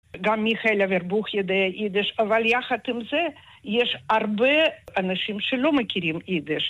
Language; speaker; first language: Hebrew; non-native, fluent; Russian